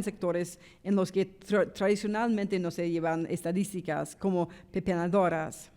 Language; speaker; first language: Spanish; non-native, fluent; English